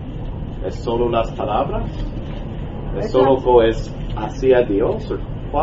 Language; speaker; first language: Spanish; non-native, learner; English